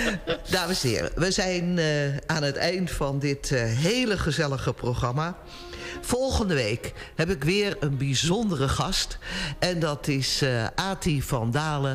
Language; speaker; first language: Dutch; native; Dutch